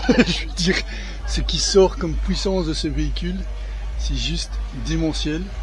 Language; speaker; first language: French; native; French